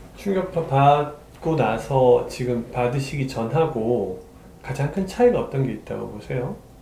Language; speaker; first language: Korean; native; Korean